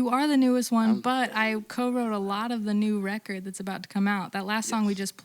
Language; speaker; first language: English; native; English